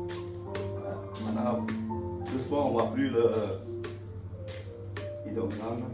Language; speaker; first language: French; non-native, fluent; Vietnamese